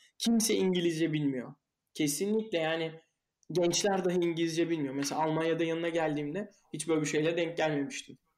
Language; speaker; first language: Turkish; native; Turkish